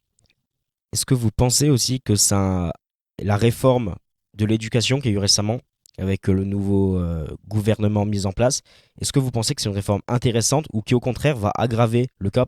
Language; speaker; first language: French; native; French